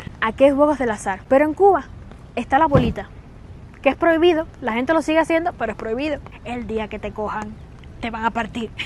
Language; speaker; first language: Spanish; native; Spanish